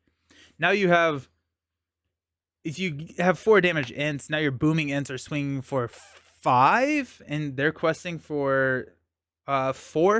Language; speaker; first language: English; native; English